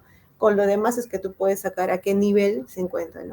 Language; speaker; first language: Spanish; native; Spanish